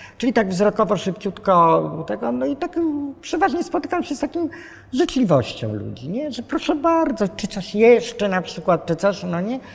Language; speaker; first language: Polish; native; Polish